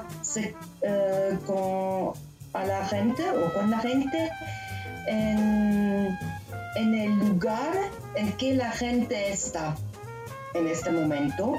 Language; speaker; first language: Spanish; non-native, learner; German